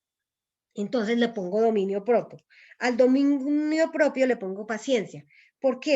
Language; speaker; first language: Spanish; native; Spanish